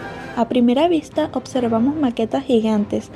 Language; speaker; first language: Spanish; native; Spanish